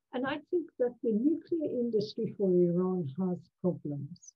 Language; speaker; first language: English; non-native, fluent; Persian